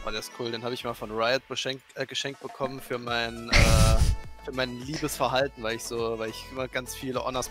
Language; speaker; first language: German; native; German